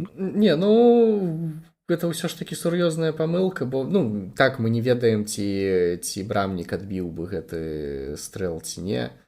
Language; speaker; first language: Belarusian; non-native, local second language; Russian